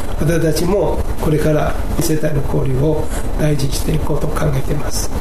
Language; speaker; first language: Japanese; non-native, fluent; Chinese